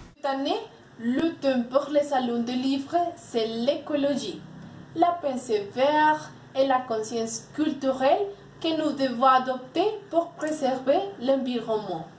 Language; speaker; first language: French; non-native, learner; Spanish